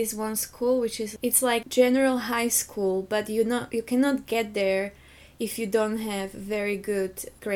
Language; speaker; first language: English; non-native, fluent; Slovak